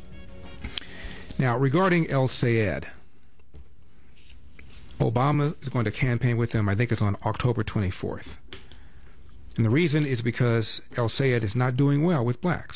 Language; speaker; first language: English; native; English